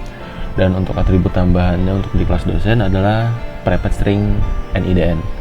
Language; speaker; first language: Indonesian; native; Indonesian